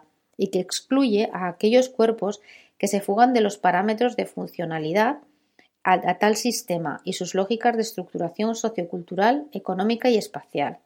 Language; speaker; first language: Spanish; native; Spanish